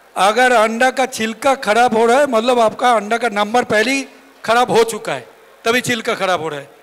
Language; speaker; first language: Hindi; non-native, local second language; Bangla